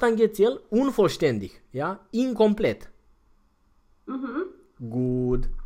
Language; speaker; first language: German; non-native, fluent; Romanian